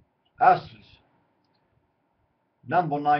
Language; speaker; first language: English; non-native, learner; Swedish